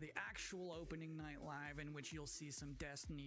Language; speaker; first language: English; native; English